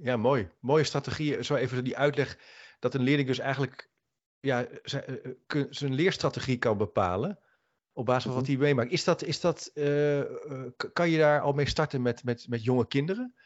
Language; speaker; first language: Dutch; native; Dutch